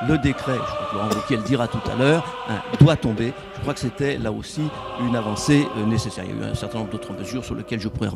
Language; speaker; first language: French; native; French